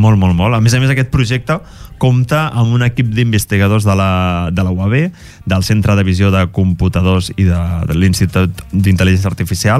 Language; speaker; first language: Catalan; native; Catalan